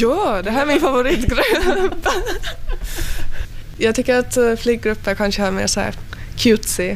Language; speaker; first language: Swedish; early bilingual, other home language; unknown